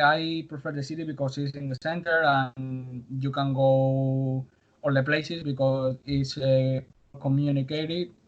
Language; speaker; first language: English; non-native, learner; Spanish